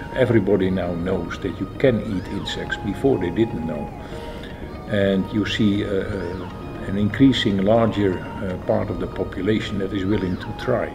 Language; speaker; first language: English; non-native, fluent; Dutch